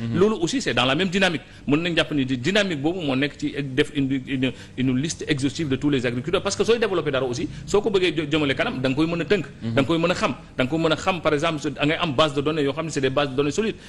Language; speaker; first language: Wolof; non-native, local second language; Fula